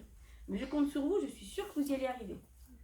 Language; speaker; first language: French; native; French